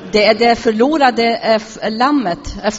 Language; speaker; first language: Swedish; non-native, fluent; Arabic